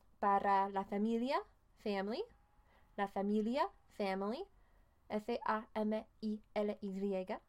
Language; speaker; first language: Spanish; non-native, fluent; English